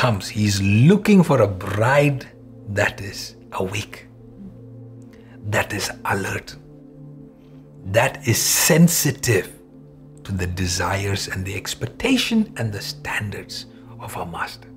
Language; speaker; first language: English; non-native, local second language; Malayalam